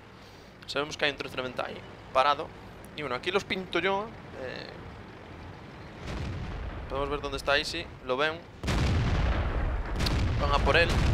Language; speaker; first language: Spanish; native; Spanish